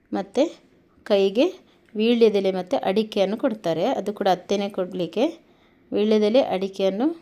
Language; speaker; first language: Kannada; non-native, local second language; Tulu